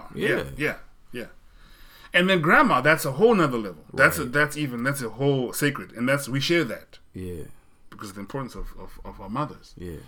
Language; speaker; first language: English; non-native, local second language; Shona